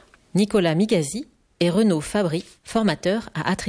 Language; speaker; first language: French; native; French